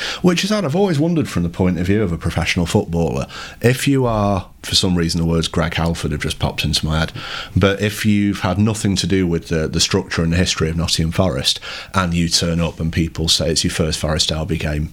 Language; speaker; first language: English; native; English